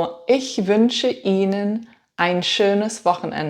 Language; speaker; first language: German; non-native, fluent; English